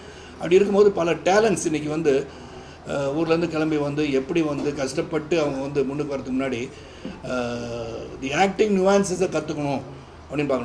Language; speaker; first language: Tamil; native; Tamil